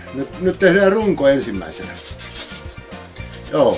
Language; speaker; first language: Finnish; native; Finnish